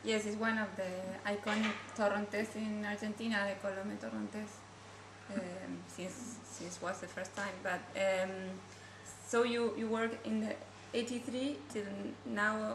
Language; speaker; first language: English; non-native, learner; Spanish